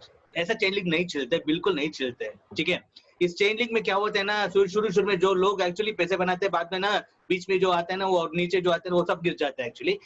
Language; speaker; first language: Hindi; non-native, local second language; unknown